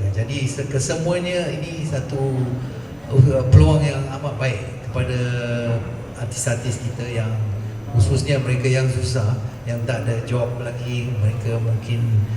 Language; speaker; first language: Malay; native; Malay